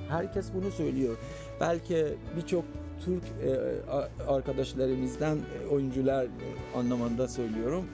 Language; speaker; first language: Turkish; non-native, fluent; Persian